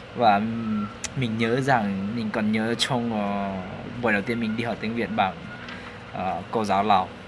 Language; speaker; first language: Vietnamese; non-native, fluent; Lao